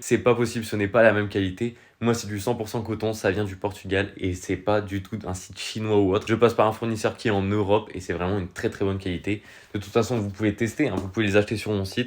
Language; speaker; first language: French; native; French